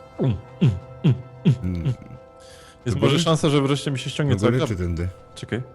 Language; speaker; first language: Polish; native; Polish